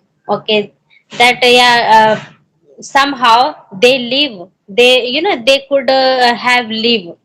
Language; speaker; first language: English; non-native, learner; Hindi